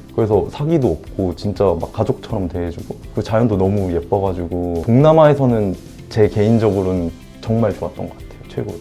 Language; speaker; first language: Korean; native; Korean